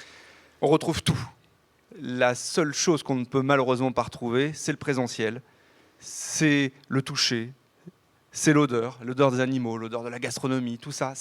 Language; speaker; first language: French; native; French